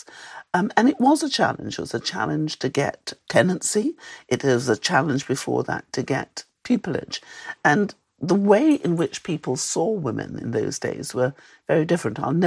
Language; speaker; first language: English; native; English